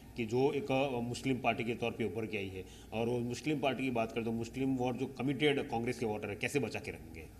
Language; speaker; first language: Hindi; non-native, local second language; Gujarati